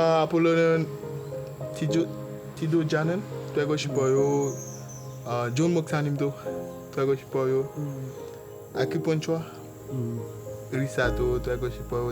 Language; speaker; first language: Korean; non-native, learner; Haitian Creole